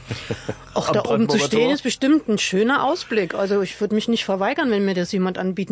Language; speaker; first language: German; native; German